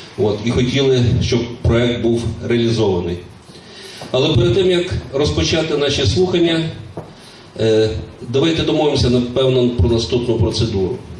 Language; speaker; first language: Ukrainian; native; Ukrainian